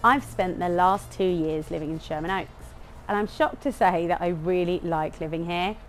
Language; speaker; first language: English; native; English